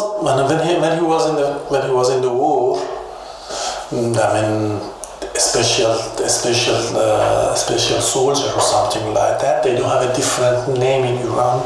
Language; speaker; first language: English; non-native, fluent; Persian